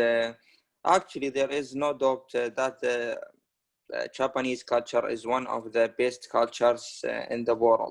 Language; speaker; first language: English; non-native, learner; Arabic